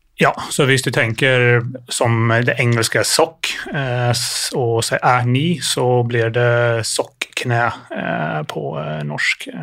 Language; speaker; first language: Swedish; non-native, fluent; English